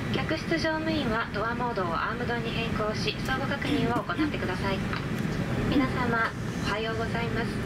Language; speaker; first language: Japanese; native; Japanese